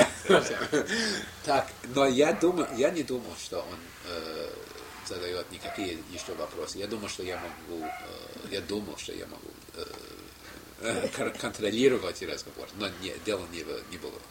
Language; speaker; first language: Russian; non-native, fluent; English